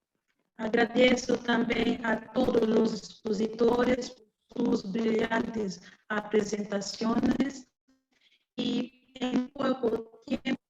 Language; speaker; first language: Spanish; non-native, fluent; Portuguese